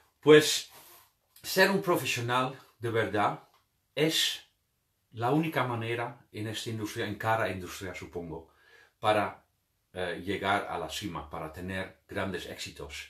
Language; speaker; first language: Spanish; non-native, fluent; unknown